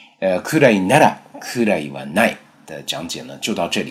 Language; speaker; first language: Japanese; non-native, fluent; Chinese